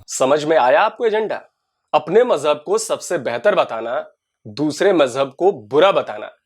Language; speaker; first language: Hindi; native; Hindi